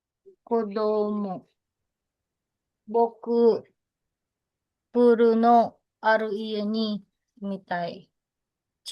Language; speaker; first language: Japanese; non-native, learner; Filipino